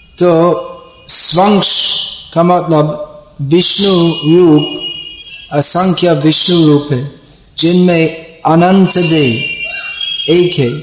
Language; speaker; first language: Hindi; non-native, fluent; English